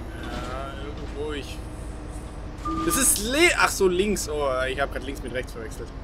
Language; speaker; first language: German; native; German